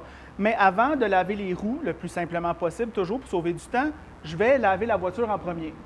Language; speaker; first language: French; native; French